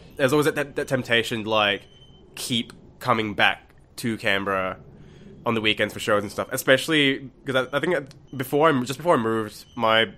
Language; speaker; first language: English; non-native, local second language; Malay